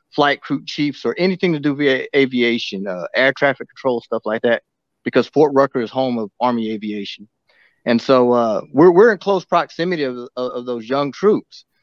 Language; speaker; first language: English; native; English